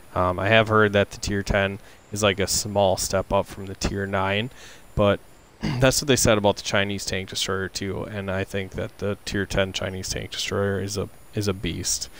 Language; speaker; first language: English; native; English